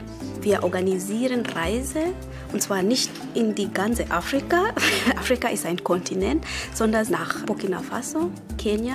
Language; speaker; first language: German; non-native, fluent; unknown